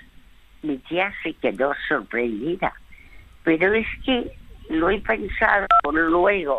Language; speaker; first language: Spanish; early bilingual, other home language; French